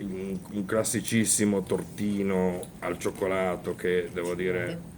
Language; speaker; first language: Italian; native; Italian